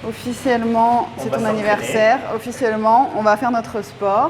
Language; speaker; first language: French; native; French